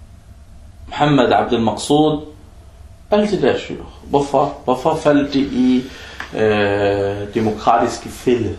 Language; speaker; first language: Danish; early bilingual, other home language; Arabic